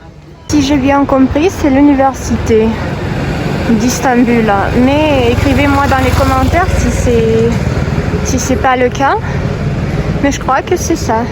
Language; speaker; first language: French; non-native, fluent; Russian